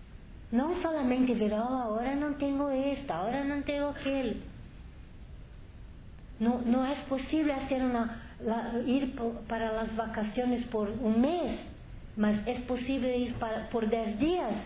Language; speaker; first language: Spanish; non-native, fluent; Portuguese